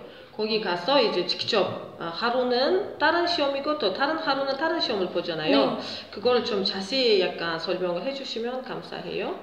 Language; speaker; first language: Korean; non-native, fluent; Uzbek